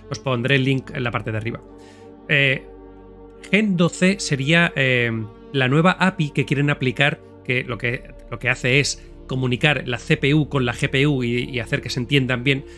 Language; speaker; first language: Spanish; native; Spanish